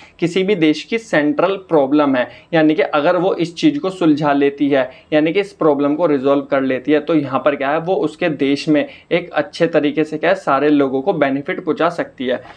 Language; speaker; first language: Hindi; native; Hindi